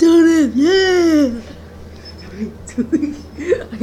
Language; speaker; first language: English; native; English